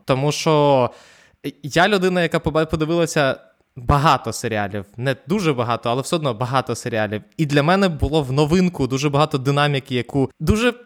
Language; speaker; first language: Ukrainian; native; Ukrainian